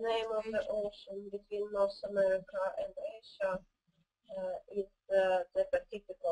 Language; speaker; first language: English; non-native, learner; Russian